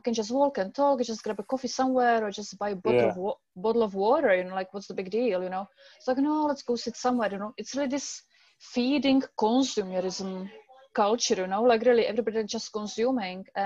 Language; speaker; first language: English; non-native, fluent; Czech